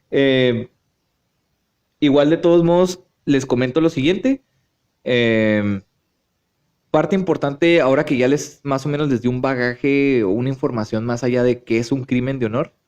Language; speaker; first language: Spanish; native; Spanish